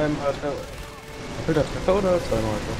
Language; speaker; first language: German; native; German